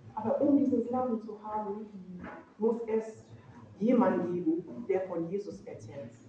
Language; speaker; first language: German; non-native, fluent; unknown